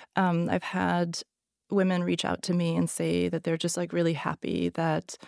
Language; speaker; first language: English; non-native, fluent; Hungarian